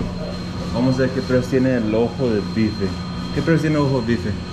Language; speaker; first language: Spanish; non-native, learner; English